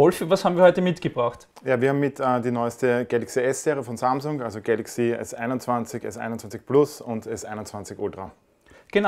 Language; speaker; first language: German; native; German